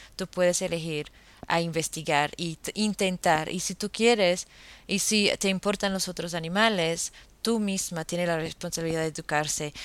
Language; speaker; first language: Spanish; non-native, fluent; English